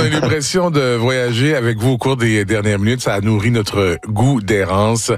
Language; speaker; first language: French; native; French